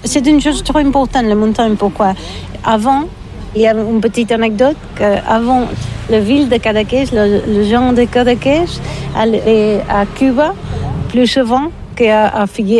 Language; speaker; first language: French; non-native, learner; Catalan